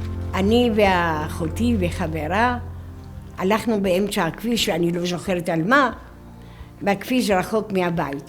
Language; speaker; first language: Hebrew; non-native, fluent; Greek